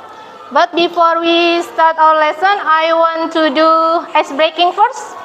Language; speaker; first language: English; non-native, fluent; Indonesian